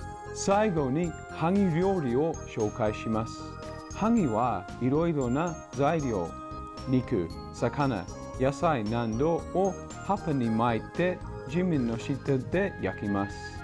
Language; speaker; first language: Japanese; non-native, fluent; English